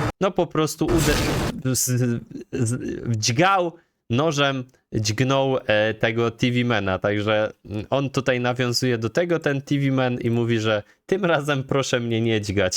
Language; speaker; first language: Polish; native; Polish